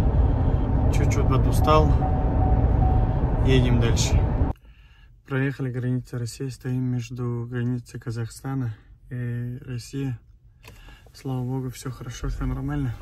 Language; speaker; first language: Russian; non-native, fluent; Tajik